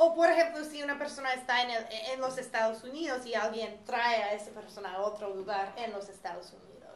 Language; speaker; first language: Spanish; non-native, fluent; English